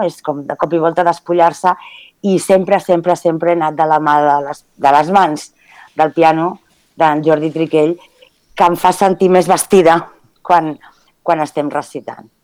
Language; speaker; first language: Catalan; early bilingual, other home language; Spanish